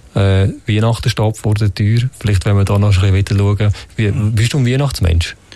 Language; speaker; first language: German; native; German